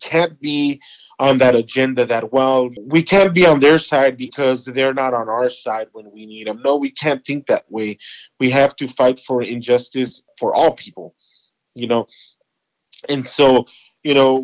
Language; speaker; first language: English; native; English